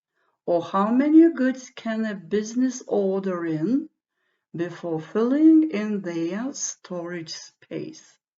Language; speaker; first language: English; non-native, fluent; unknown